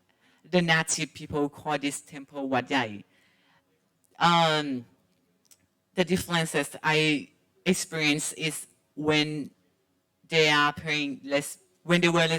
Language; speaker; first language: English; non-native, learner; Thai